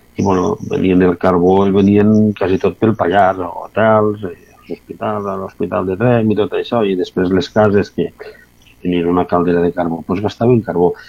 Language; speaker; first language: Catalan; native; Catalan